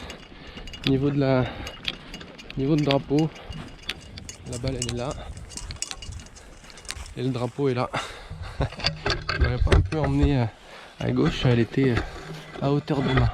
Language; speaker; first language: French; native; French